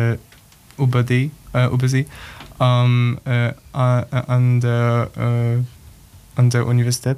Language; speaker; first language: German; non-native, learner; Polish